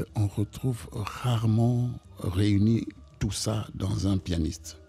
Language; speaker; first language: French; non-native, local second language; Kongo